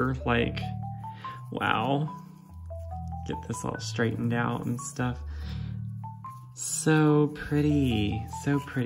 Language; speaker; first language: English; native; English